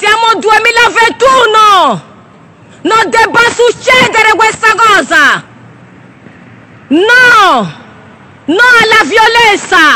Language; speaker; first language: Italian; non-native, learner; Nigerian Pidgin